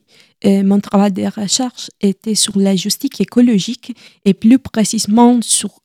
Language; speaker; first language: French; non-native, learner; Italian